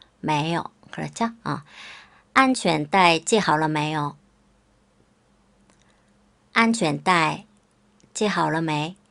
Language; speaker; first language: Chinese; non-native, fluent; Korean